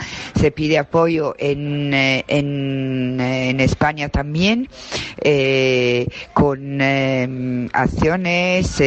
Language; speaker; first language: Spanish; non-native, fluent; Italian